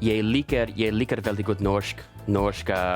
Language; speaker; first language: Norwegian; non-native, learner; English